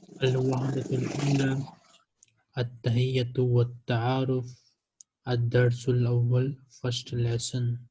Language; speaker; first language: Arabic; non-native, fluent; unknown